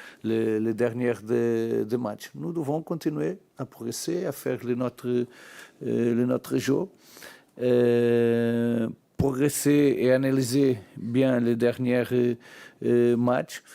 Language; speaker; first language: French; non-native, learner; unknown